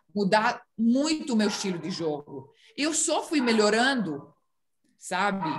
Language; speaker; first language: Portuguese; non-native, fluent; Romanian